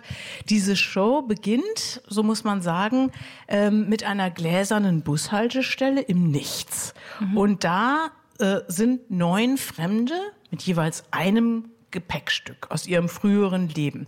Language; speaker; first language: German; native; German